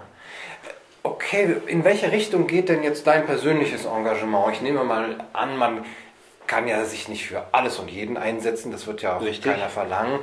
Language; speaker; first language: German; native; German